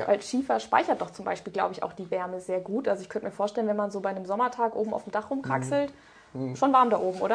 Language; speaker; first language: German; native; German